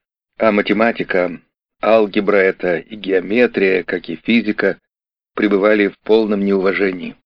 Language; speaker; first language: Russian; native; Russian